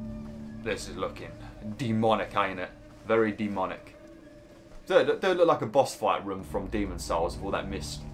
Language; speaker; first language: English; native; English